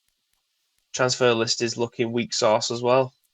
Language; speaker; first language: English; native; English